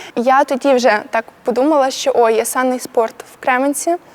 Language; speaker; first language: Ukrainian; native; Ukrainian